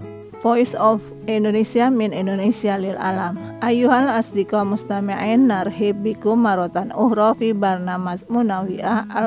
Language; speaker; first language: Arabic; non-native, fluent; Indonesian